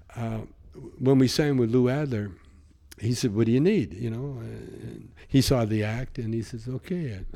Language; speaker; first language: English; native; English